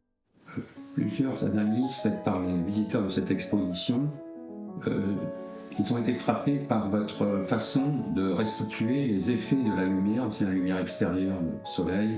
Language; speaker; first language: French; native; French